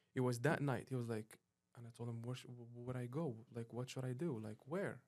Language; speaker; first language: English; non-native, fluent; Arabic